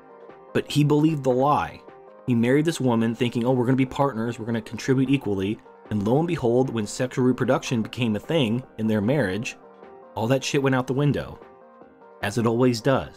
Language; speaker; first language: English; native; English